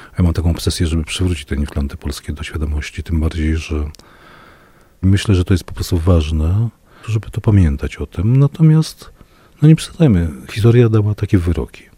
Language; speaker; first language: Polish; native; Polish